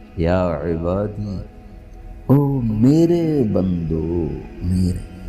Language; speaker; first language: Urdu; non-native, local second language; Punjabi